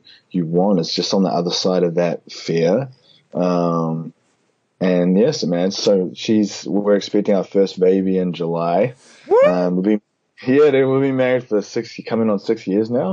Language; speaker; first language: English; native; English